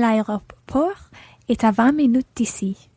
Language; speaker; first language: French; non-native, learner; English